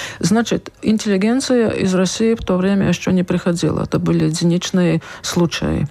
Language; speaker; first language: Russian; non-native, local second language; Latvian